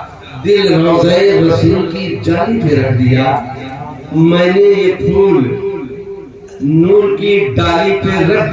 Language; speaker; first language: Hindi; native; Hindi